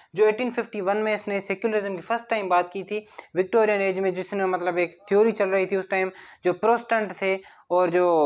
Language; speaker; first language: Urdu; non-native, local second language; Sindhi